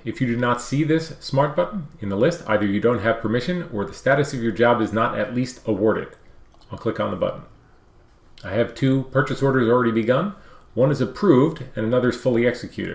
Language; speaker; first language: English; native; English